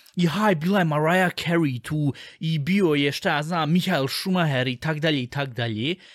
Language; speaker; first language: Bosnian; early bilingual, heritage; Bosnian